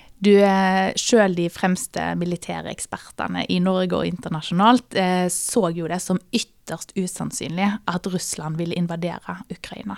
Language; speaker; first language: Norwegian; native; Norwegian